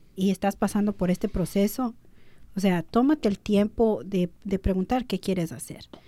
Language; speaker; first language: Spanish; early bilingual, other home language; English